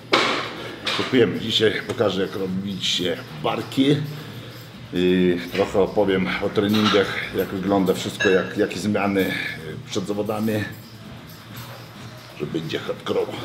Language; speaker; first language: Polish; non-native, fluent; Lithuanian